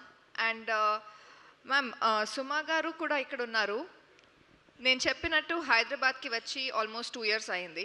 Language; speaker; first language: Telugu; non-native, local second language; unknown